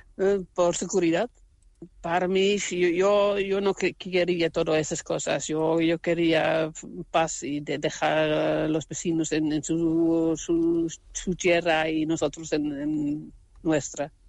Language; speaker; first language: Spanish; non-native, learner; Dutch